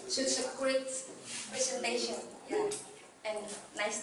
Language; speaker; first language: English; non-native, learner; Indonesian